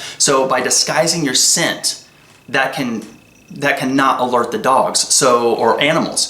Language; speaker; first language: English; native; English